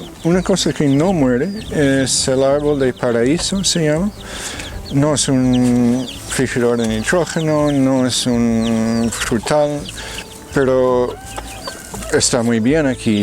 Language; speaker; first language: Spanish; non-native, fluent; English